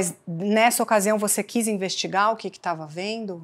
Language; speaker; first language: Portuguese; native; Portuguese